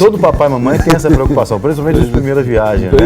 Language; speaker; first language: Portuguese; native; Portuguese